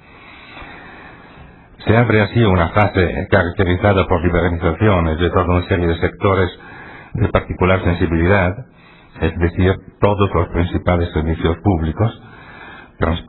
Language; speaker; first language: Spanish; non-native, fluent; Italian